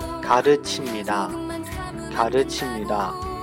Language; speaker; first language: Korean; non-native, fluent; Chinese